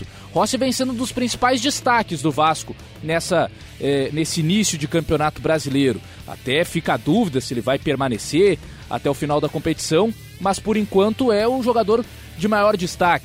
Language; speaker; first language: Portuguese; native; Portuguese